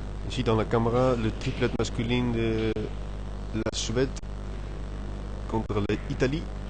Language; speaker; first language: French; non-native, learner; Dutch